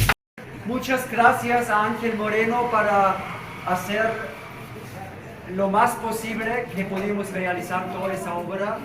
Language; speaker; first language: Spanish; non-native, learner; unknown